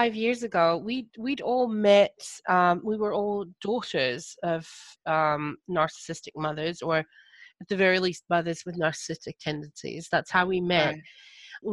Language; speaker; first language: English; native; English